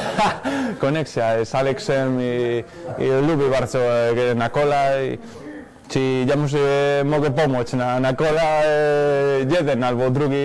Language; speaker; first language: Polish; non-native, learner; Spanish